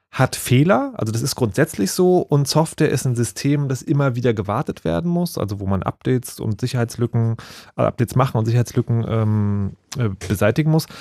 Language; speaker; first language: German; native; German